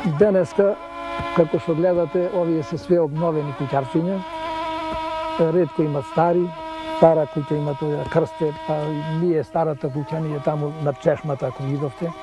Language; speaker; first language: Macedonian; native; Macedonian